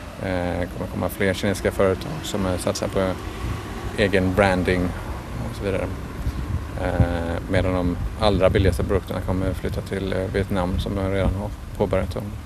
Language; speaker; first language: Swedish; native; Swedish